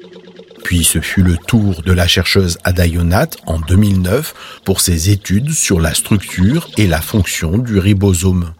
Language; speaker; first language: French; native; French